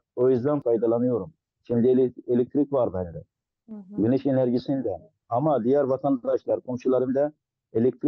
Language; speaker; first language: Turkish; non-native, local second language; Arabic